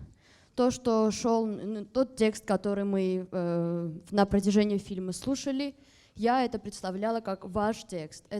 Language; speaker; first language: Russian; non-native, fluent; Armenian